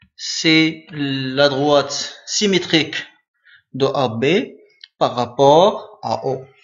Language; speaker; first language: French; non-native, local second language; Arabic